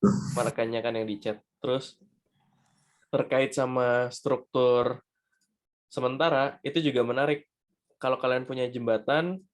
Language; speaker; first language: Indonesian; native; Indonesian